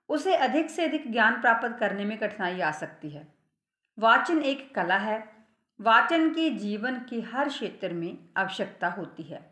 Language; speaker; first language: Hindi; non-native, local second language; Punjabi